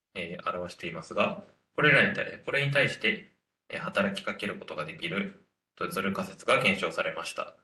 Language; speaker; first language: Japanese; native; Japanese